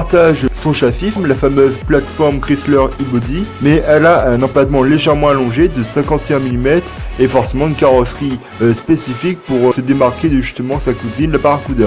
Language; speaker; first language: French; native; French